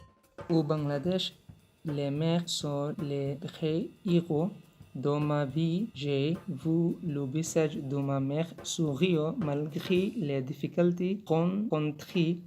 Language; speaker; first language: French; non-native, learner; Bangla